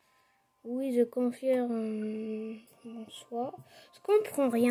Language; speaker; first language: French; non-native, local second language; Arabic